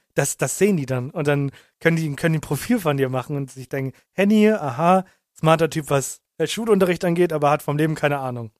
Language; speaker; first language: German; native; German